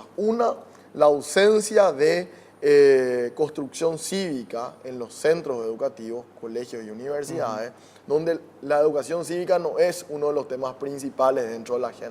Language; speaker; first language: Spanish; native; Spanish